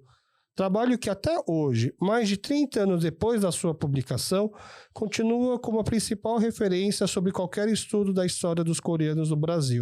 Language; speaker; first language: Portuguese; early bilingual, other home language; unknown